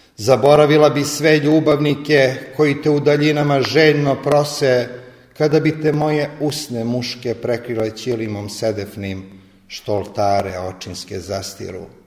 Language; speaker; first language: Serbian; native; Serbian